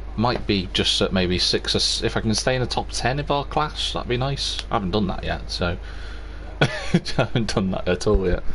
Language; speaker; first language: English; native; English